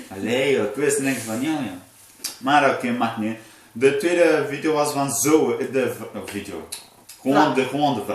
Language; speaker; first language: Dutch; early bilingual, other home language; Arabic